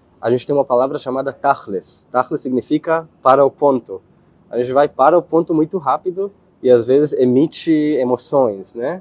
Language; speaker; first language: Portuguese; non-native, fluent; Hebrew